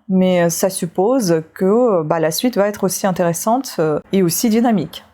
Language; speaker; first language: French; non-native, fluent; Russian